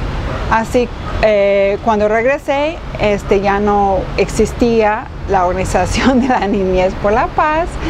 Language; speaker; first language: Spanish; non-native, fluent; English